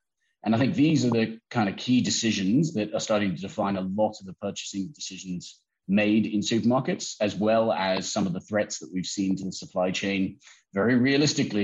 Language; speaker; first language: English; native; English